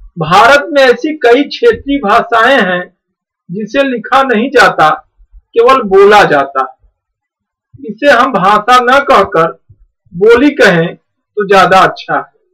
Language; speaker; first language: Hindi; native; Hindi